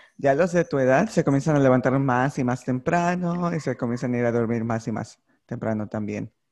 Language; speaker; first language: Spanish; early bilingual, heritage; Spanish